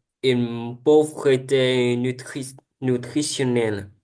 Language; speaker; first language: French; non-native, learner; Vietnamese